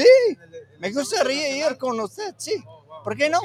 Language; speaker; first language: Spanish; non-native, learner; English